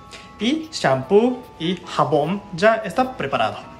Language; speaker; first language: Spanish; non-native, learner; Japanese